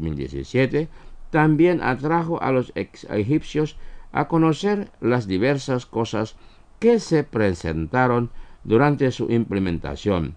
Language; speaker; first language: Spanish; non-native, fluent; Indonesian